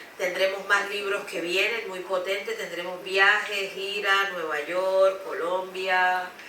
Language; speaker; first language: Spanish; native; Spanish